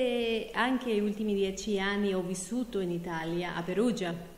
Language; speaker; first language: Italian; non-native, fluent; Spanish